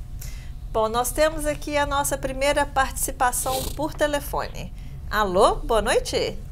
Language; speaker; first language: Portuguese; native; Portuguese